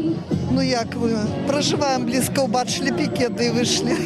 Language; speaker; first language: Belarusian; non-native, local second language; Russian